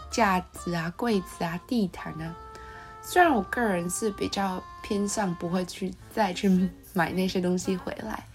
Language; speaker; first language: Chinese; native; Chinese